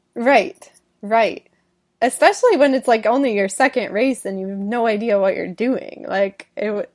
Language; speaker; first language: English; native; English